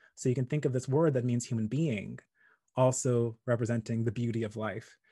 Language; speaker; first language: English; native; English